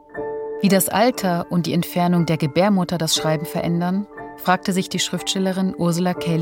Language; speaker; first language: German; native; German